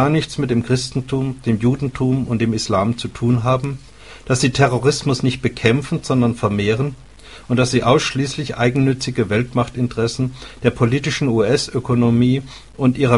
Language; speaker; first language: German; native; German